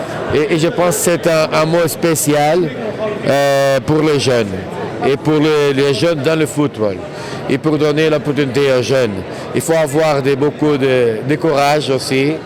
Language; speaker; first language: French; non-native, fluent; Portuguese